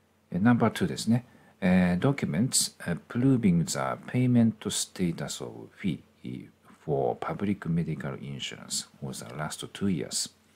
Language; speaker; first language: English; non-native, fluent; Japanese